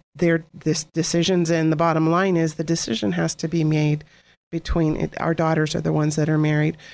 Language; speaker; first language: English; native; English